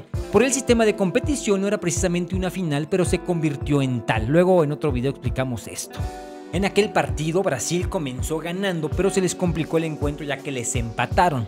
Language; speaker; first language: Spanish; native; Spanish